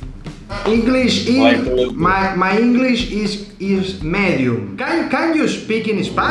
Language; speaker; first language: English; non-native, learner; Spanish